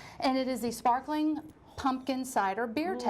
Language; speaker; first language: English; native; English